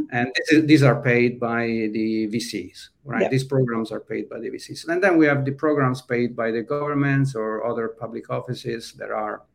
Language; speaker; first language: English; non-native, fluent; Italian